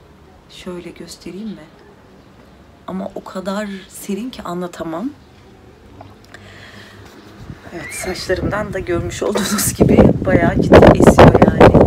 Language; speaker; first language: Turkish; native; Turkish